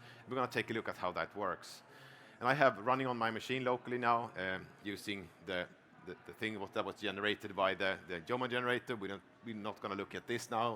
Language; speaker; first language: English; non-native, fluent; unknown